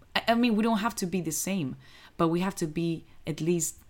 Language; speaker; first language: English; non-native, fluent; Spanish